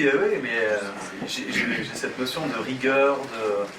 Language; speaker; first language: French; native; French